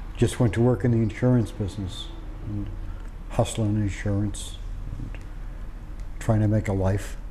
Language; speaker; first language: English; native; English